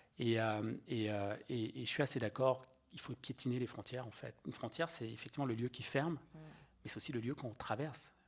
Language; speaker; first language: French; native; French